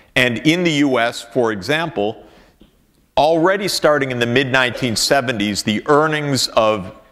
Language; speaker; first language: English; native; English